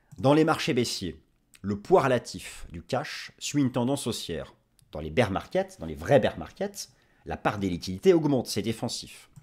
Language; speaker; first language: French; native; French